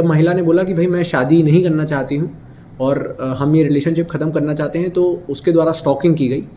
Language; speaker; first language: Hindi; native; Hindi